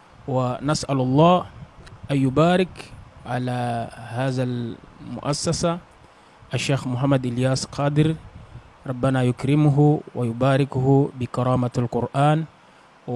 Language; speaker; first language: Arabic; non-native, fluent; Swahili